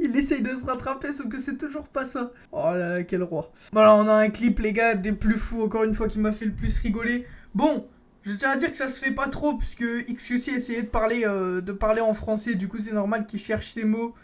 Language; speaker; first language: French; native; French